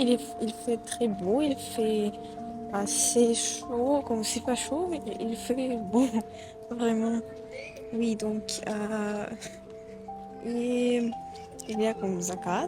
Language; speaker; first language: French; non-native, learner; Russian